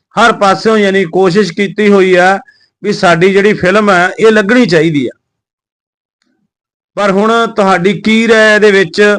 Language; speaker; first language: Punjabi; native; Punjabi